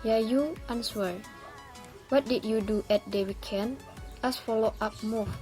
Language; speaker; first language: English; non-native, learner; Indonesian